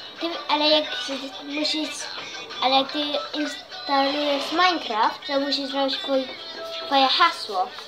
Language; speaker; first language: Polish; early bilingual, heritage; Polish